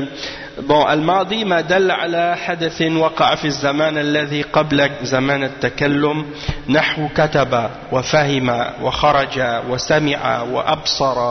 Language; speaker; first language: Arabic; non-native, fluent; French